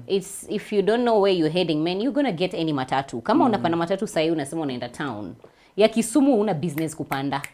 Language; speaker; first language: English; non-native, local second language; Swahili